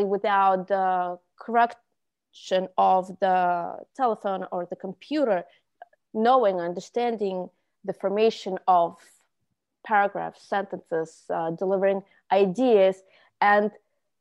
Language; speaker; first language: English; non-native, fluent; Russian